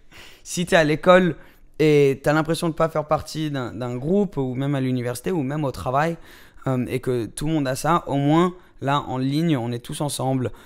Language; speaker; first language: French; native; French